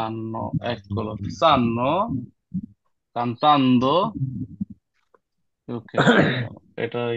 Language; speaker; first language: Italian; non-native, fluent; Bangla